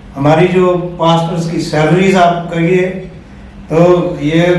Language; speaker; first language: Hindi; non-native, local second language; Punjabi